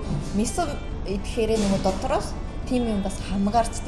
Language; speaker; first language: Mongolian; non-native, learner; Japanese